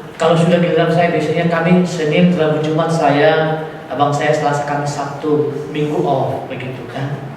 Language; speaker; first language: Indonesian; non-native, local second language; Batak Toba